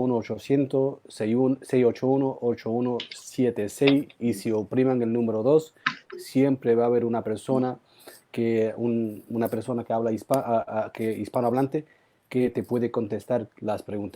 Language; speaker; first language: Spanish; early bilingual, heritage; Spanish